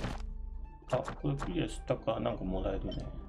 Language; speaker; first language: Japanese; native; Japanese